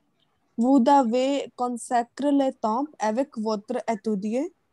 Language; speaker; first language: French; non-native, learner; Hindi